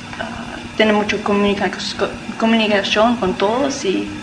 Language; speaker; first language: Spanish; non-native, learner; English